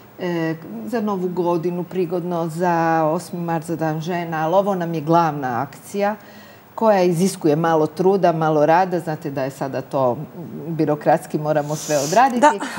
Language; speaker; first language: Croatian; native; Croatian